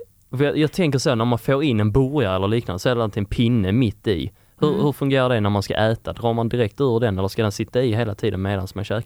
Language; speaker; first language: Swedish; native; Swedish